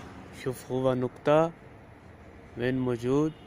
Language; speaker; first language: Arabic; non-native, learner; Urdu